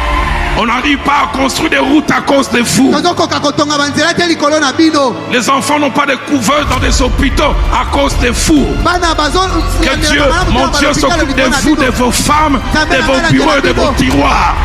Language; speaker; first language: French; non-native, local second language; Lingala